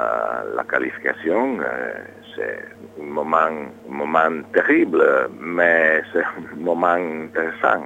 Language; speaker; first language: French; non-native, learner; Italian